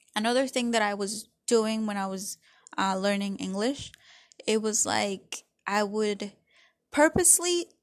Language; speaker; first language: English; early bilingual, other home language; Spanish